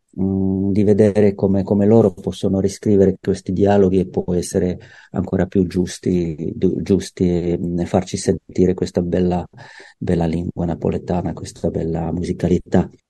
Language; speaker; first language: Italian; non-native, learner; Czech